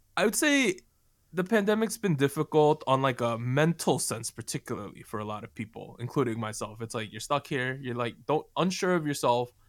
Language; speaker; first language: English; native; English